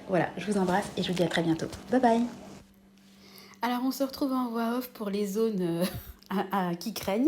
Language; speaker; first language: French; native; French